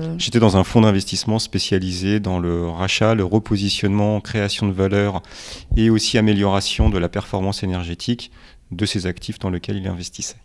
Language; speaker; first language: French; early bilingual, other home language; Romanian